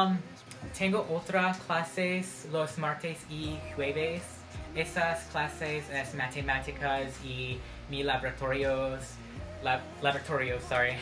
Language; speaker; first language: Spanish; non-native, learner; English